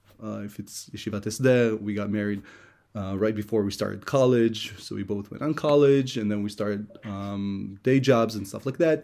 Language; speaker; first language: English; non-native, fluent; Hebrew